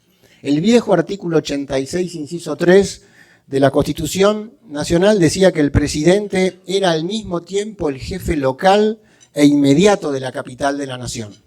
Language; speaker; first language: Spanish; native; Spanish